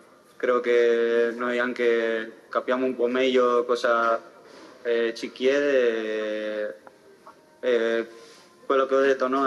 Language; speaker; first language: Italian; non-native, fluent; Spanish